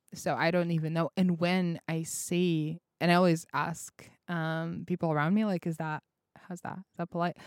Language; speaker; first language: English; non-native, fluent; Russian